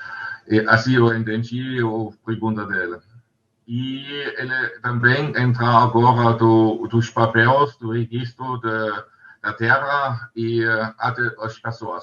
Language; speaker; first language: Portuguese; non-native, learner; German